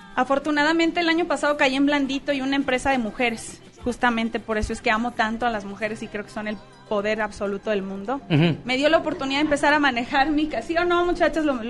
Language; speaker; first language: Spanish; native; Spanish